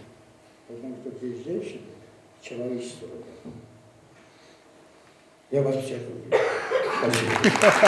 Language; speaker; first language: Russian; non-native, fluent; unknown